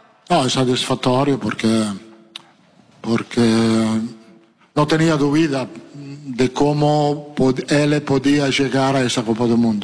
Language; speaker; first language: Portuguese; non-native, learner; Italian